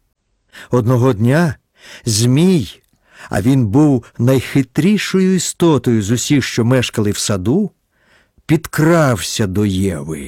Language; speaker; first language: Ukrainian; native; Ukrainian